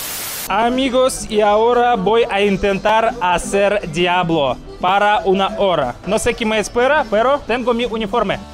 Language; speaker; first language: Spanish; non-native, fluent; Russian